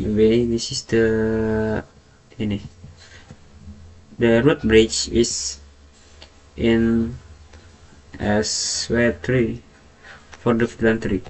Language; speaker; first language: English; non-native, learner; Indonesian